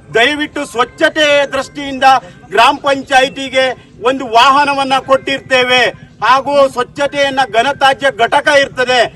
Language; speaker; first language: Kannada; native; Kannada